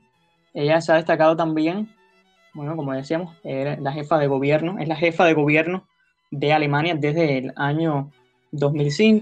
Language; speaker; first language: Spanish; native; Spanish